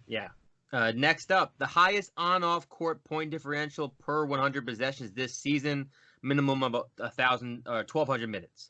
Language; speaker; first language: English; native; English